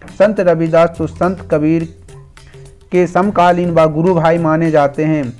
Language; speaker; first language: Hindi; native; Hindi